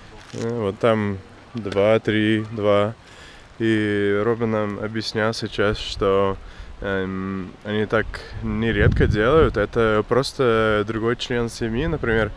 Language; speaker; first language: Russian; non-native, fluent; English